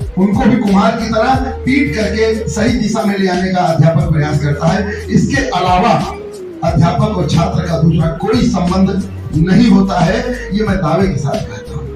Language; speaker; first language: Hindi; native; Hindi